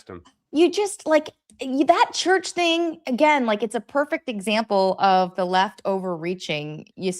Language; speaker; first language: English; native; English